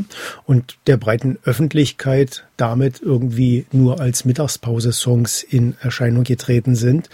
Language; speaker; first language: German; native; German